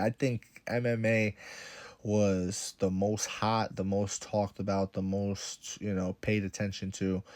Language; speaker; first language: English; native; English